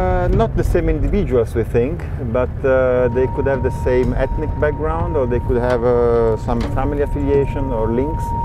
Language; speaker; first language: English; non-native, fluent; Italian